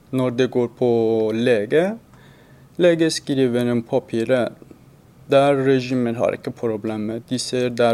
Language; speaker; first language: Norwegian; non-native, learner; Persian